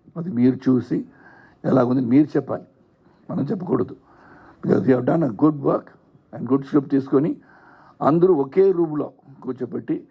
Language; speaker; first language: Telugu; non-native, learner; Tamil